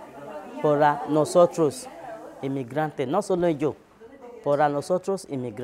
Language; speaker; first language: Spanish; non-native, learner; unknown